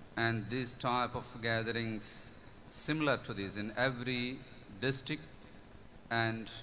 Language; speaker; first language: English; non-native, local second language; Malayalam